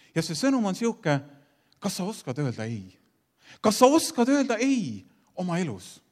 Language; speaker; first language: Estonian; native; Estonian